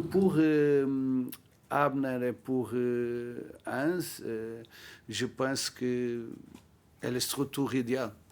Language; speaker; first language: French; non-native, learner; Portuguese